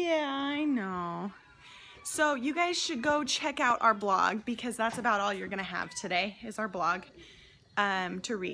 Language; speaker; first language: English; native; English